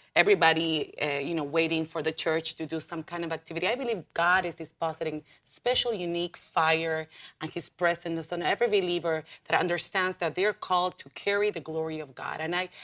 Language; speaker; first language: English; non-native, fluent; Spanish